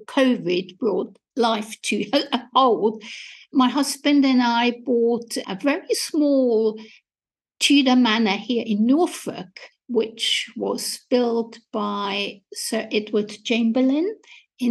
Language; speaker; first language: English; non-native, fluent; German